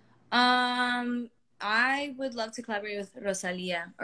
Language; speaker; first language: English; early bilingual, other home language; Spanish